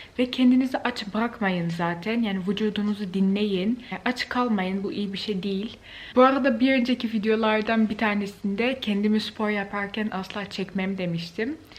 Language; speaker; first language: Turkish; native; Turkish